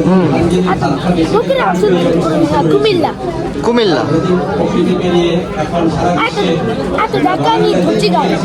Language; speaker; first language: Japanese; non-native, local second language; Bangla